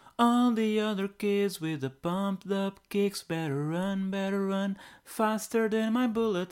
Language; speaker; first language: English; non-native, fluent; Portuguese